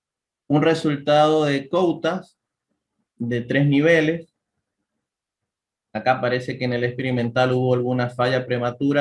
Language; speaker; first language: Spanish; native; Spanish